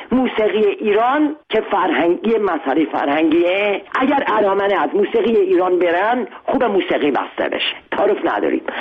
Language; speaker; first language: Persian; non-native, local second language; Armenian